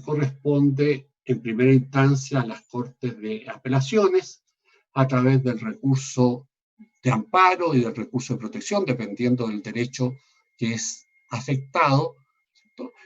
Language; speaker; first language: Spanish; native; Spanish